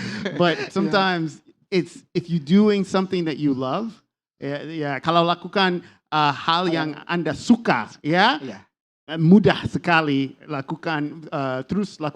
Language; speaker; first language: Indonesian; non-native, learner; English